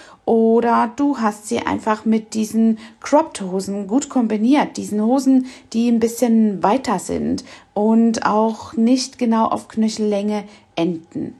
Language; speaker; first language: German; native; German